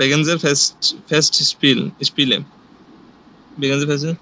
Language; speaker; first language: German; non-native, learner; Bangla